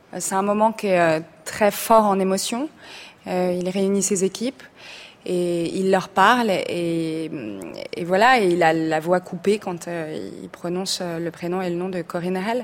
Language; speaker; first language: French; native; French